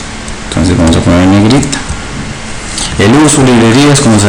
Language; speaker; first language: Spanish; native; Spanish